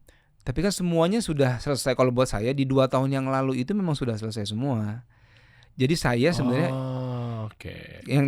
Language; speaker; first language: Indonesian; native; Indonesian